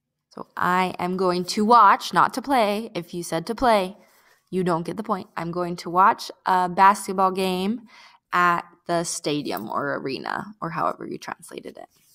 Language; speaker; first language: English; native; English